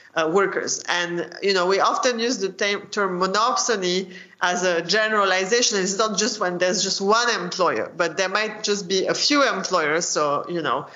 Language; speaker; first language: English; non-native, fluent; French